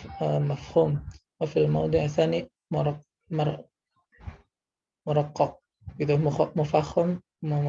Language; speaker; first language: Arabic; non-native, learner; Indonesian